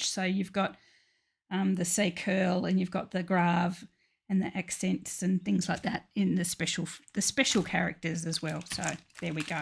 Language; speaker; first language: English; native; English